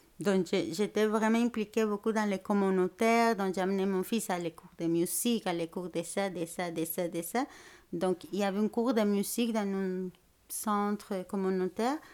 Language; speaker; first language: French; non-native, fluent; Spanish